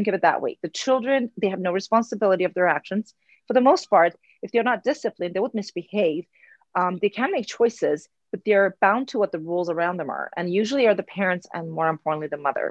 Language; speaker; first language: English; non-native, fluent; Persian